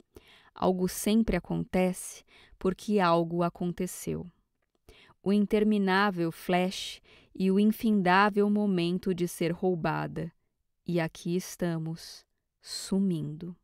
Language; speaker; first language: Portuguese; native; Portuguese